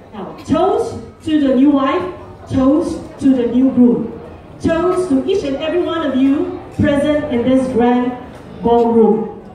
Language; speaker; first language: English; non-native, local second language; Chinese